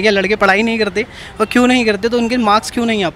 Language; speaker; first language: Hindi; native; Hindi